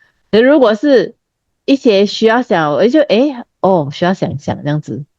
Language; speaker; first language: Chinese; native; Chinese